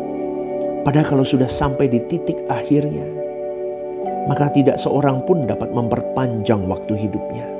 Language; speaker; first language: Indonesian; native; Indonesian